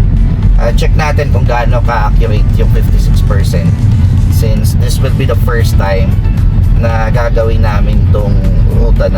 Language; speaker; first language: Filipino; native; Filipino